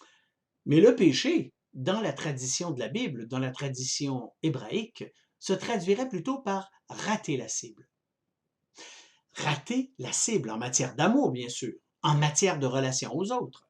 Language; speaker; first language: French; native; French